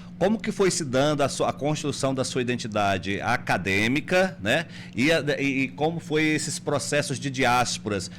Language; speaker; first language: Portuguese; native; Portuguese